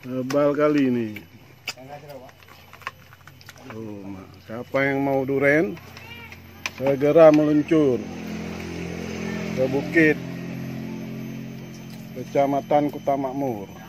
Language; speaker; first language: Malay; non-native, local second language; Achinese